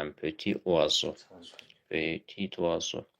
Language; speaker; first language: French; non-native, fluent; Azerbaijani